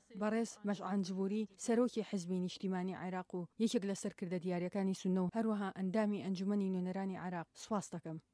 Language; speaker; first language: Central Kurdish; native; Central Kurdish